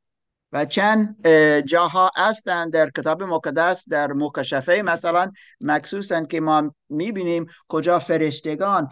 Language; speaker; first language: Persian; non-native, learner; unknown